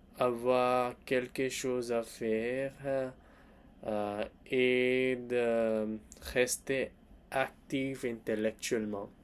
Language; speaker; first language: French; non-native, learner; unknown